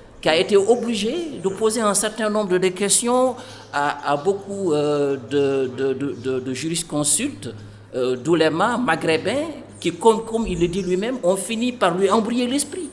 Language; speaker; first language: French; non-native, local second language; Fula